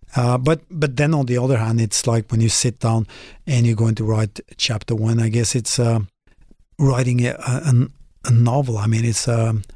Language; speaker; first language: English; non-native, fluent; Norwegian